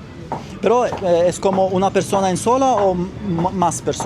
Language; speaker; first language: Spanish; non-native, learner; German